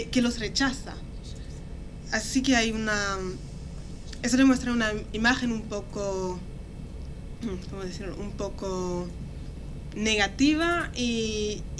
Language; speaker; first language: Spanish; non-native, fluent; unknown